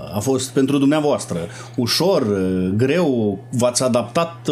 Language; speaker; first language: Romanian; native; Romanian